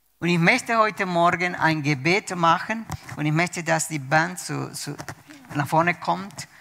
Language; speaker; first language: German; non-native, fluent; Spanish